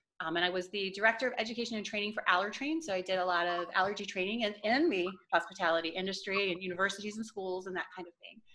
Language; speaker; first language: English; native; English